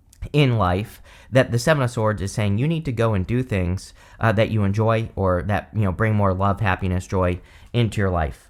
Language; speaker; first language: English; native; English